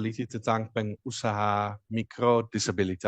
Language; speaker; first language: Indonesian; non-native, fluent; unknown